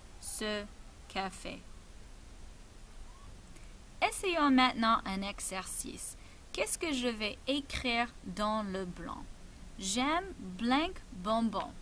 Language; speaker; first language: French; non-native, fluent; English